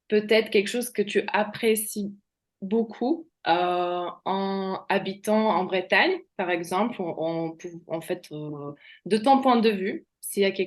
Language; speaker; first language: French; non-native, fluent; Slovak